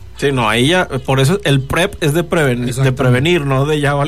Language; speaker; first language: Spanish; native; Spanish